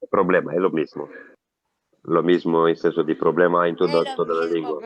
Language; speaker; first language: Spanish; non-native, learner; Italian